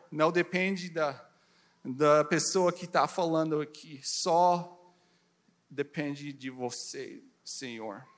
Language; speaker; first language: Portuguese; non-native, learner; English